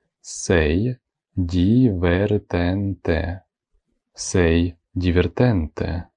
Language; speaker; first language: Italian; non-native, fluent; Ukrainian